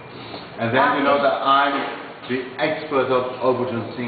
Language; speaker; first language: English; non-native, fluent; Vietnamese